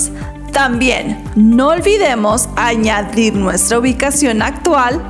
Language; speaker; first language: Spanish; native; Spanish